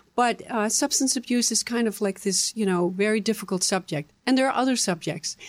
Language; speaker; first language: English; non-native, fluent; Dutch